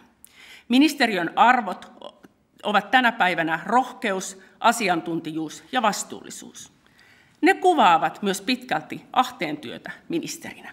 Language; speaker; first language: Finnish; native; Finnish